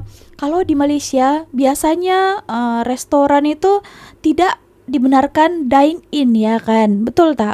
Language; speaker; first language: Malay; non-native, local second language; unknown